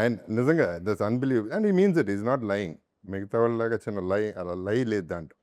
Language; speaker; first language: Telugu; native; Telugu